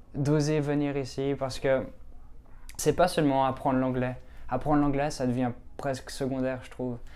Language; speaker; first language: French; native; French